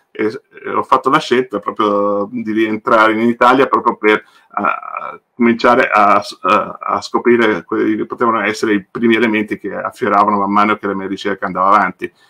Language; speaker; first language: Italian; early bilingual, other home language; English